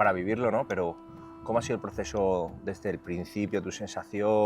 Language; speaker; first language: Spanish; native; Spanish